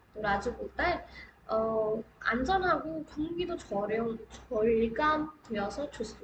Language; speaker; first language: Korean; non-native, fluent; Hindi